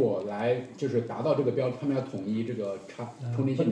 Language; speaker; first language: Chinese; native; Chinese